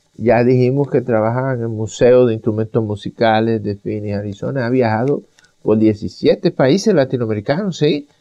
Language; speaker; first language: Spanish; native; Spanish